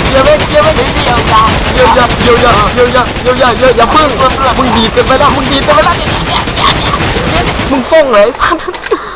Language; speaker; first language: Thai; native; Thai